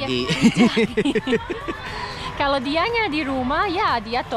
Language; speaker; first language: Indonesian; non-native, learner; English